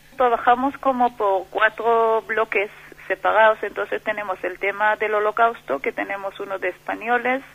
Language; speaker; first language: Spanish; non-native, fluent; Hebrew